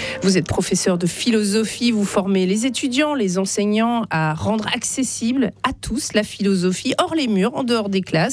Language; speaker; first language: French; native; French